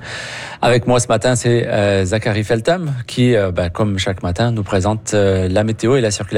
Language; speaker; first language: French; native; French